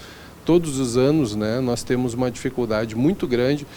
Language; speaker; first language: Portuguese; native; Portuguese